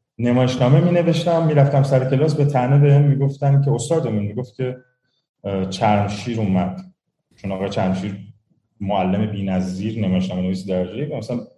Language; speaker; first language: Persian; native; Persian